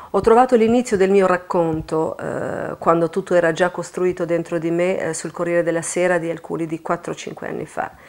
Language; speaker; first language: Italian; non-native, fluent; Albanian